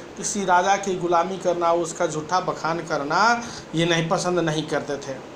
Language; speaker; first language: Hindi; native; Hindi